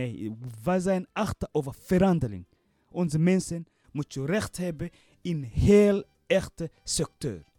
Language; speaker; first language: Dutch; non-native, learner; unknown